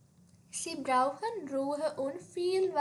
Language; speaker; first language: German; non-native, learner; Sinhala